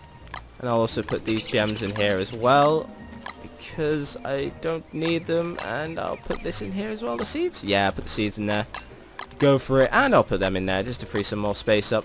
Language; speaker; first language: English; native; English